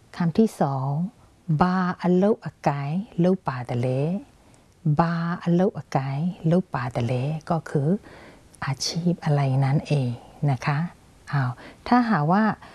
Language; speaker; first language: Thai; non-native, fluent; Burmese